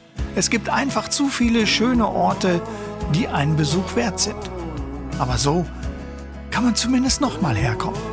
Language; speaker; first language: German; native; German